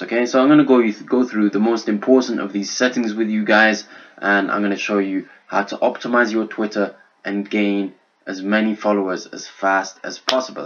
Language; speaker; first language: English; native; English